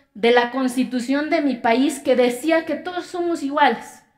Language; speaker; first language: Spanish; non-native, local second language; Zapotec